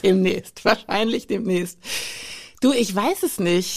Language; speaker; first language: German; native; German